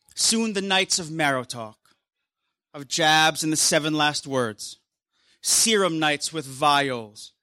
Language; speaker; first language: English; native; English